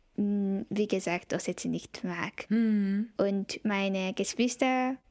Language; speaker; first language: German; non-native, fluent; Japanese